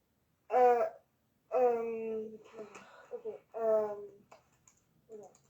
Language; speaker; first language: English; non-native, learner; French